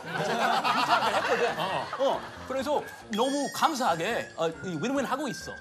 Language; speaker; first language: Korean; non-native, fluent; English